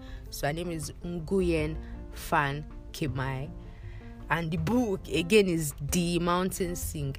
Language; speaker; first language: English; non-native, local second language; Yoruba